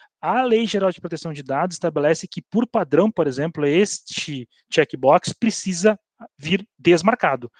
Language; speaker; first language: Portuguese; native; Portuguese